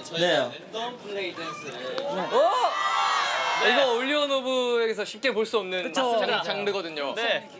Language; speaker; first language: Korean; native; Korean